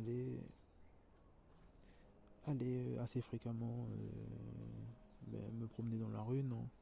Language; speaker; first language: French; native; French